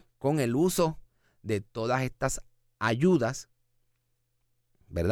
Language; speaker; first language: Spanish; native; Spanish